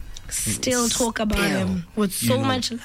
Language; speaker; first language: English; non-native, local second language; Tswana